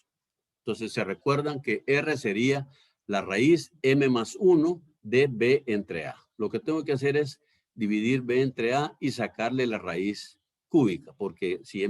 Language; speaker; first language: Spanish; native; Spanish